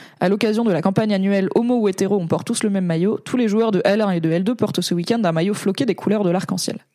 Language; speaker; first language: French; native; French